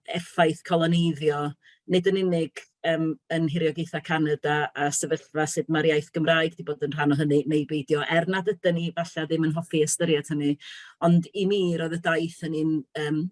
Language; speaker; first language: Welsh; native; Welsh